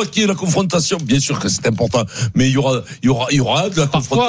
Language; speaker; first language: French; native; French